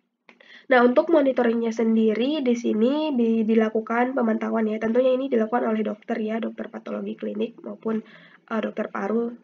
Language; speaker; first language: Indonesian; native; Indonesian